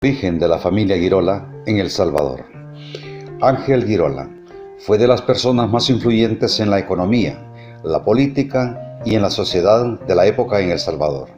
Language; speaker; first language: Spanish; native; Spanish